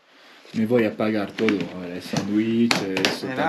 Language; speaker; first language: Spanish; non-native, learner; French